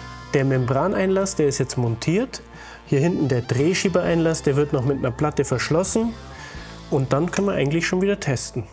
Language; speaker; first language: German; native; German